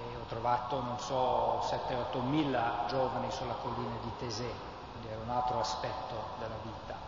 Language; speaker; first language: Italian; non-native, fluent; English